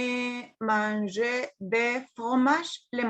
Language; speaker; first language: French; non-native, learner; Spanish